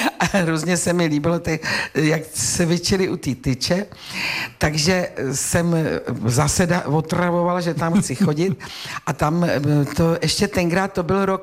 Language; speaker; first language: Czech; native; Czech